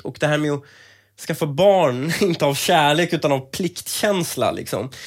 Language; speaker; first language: Swedish; early bilingual, other home language; Persian